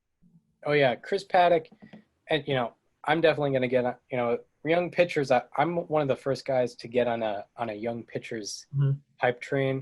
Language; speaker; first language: English; native; English